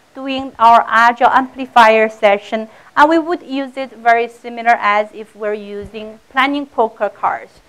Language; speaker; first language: English; non-native, fluent; Chinese